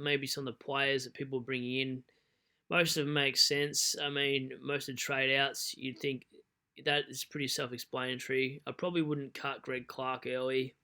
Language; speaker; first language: English; native; English